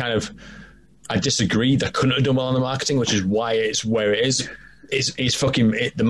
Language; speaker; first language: English; native; English